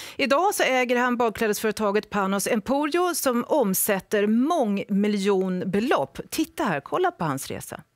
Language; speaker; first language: Swedish; native; Swedish